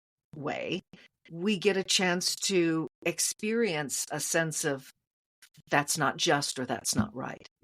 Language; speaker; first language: English; native; English